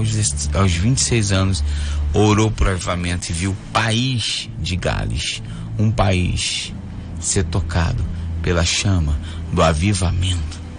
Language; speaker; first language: Portuguese; native; Portuguese